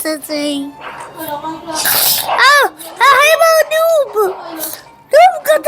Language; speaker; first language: Hebrew; early bilingual, heritage; Hebrew